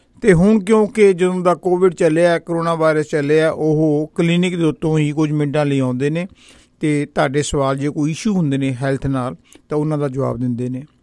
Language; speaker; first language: Punjabi; native; Punjabi